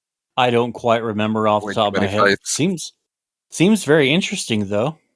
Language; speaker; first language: English; native; English